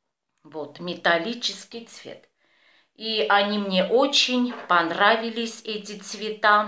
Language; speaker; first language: Russian; non-native, fluent; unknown